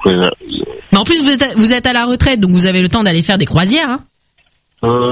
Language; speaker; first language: French; native; French